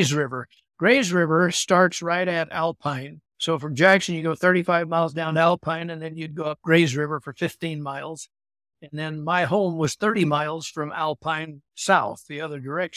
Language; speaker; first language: English; native; English